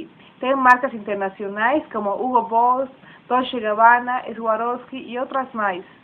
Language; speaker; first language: Portuguese; non-native, learner; Spanish